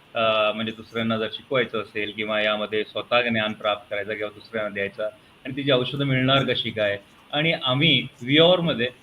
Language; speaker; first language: Marathi; non-native, local second language; Punjabi